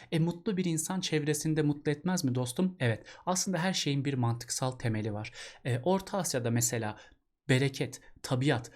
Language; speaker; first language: Turkish; native; Turkish